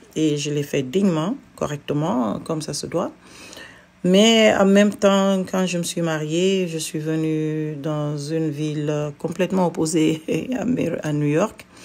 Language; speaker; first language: French; non-native, local second language; Fula